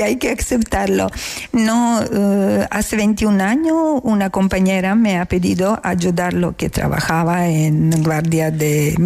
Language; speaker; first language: Spanish; non-native, learner; Croatian